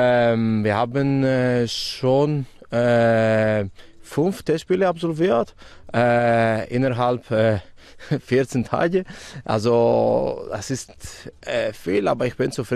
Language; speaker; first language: German; non-native, fluent; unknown